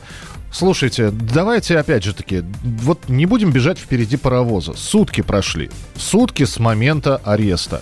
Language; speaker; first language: Russian; native; Russian